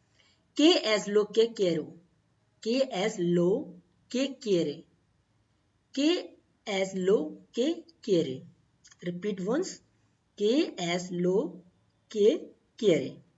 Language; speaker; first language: Spanish; non-native, learner; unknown